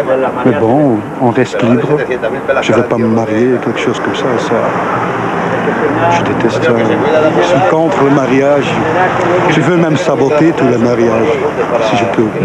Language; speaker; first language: French; non-native, local second language; Dutch